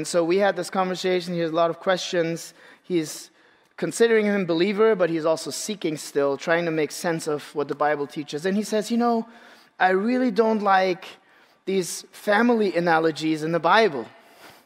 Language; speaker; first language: English; non-native, fluent; Turkish